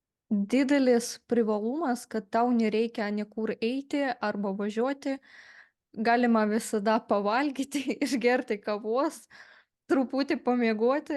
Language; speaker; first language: Lithuanian; non-native, fluent; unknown